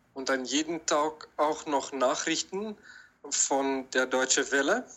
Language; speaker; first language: German; non-native, learner; English